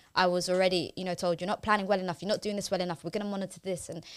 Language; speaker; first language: English; native; English